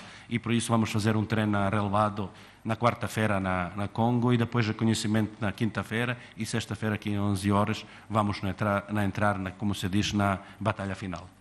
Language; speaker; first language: Portuguese; non-native, fluent; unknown